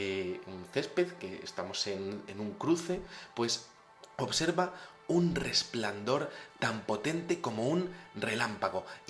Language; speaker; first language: Spanish; native; Spanish